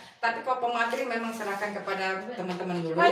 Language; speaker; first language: Indonesian; native; Indonesian